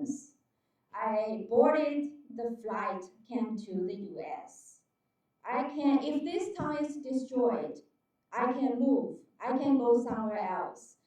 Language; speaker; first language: English; non-native, fluent; Chinese